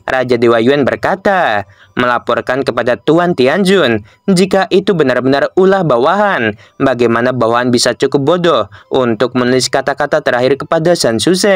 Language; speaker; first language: Indonesian; native; Indonesian